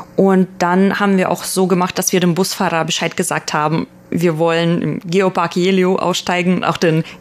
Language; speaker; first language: German; early bilingual, other home language; Russian